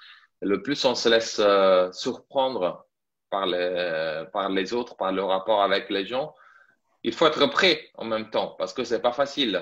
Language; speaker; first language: French; non-native, fluent; Italian